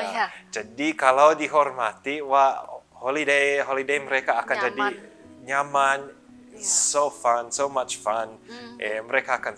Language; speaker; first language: Indonesian; early bilingual, other home language; English